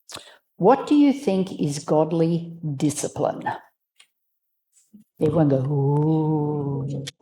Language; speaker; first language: English; native; English